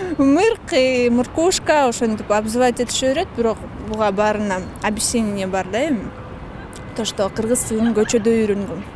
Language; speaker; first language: Kyrgyz; non-native, local second language; Russian